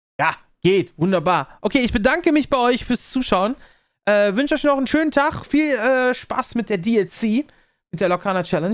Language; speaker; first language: German; native; German